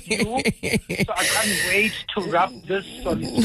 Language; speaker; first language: English; non-native, local second language; Zulu